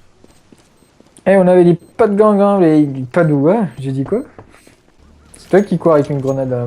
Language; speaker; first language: French; native; French